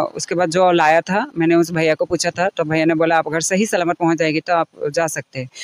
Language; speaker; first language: Hindi; non-native, local second language; Assamese